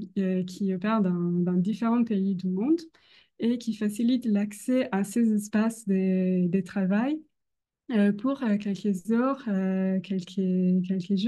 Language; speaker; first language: French; non-native, fluent; Italian